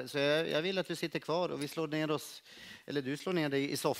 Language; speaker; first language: Swedish; native; Swedish